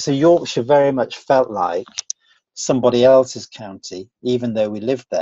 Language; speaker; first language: English; native; English